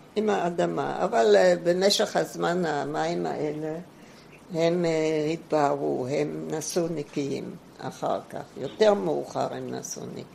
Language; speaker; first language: Hebrew; non-native, fluent; German